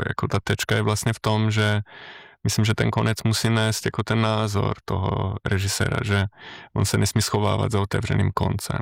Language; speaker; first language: Czech; non-native, fluent; Slovenian